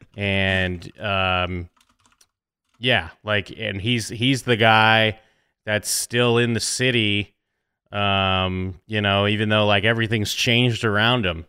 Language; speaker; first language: English; native; English